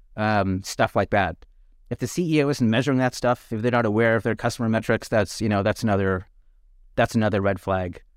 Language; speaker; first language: English; native; English